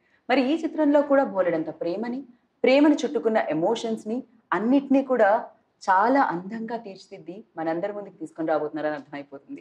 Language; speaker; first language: Telugu; native; Telugu